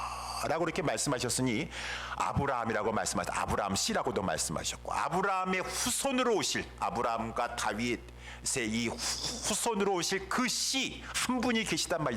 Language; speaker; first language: Korean; native; Korean